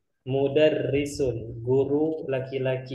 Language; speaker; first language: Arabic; non-native, fluent; Indonesian